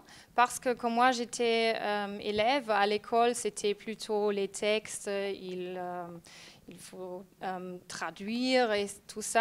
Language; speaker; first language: French; non-native, fluent; German